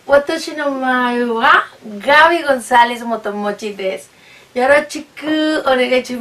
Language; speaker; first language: Japanese; non-native, learner; Spanish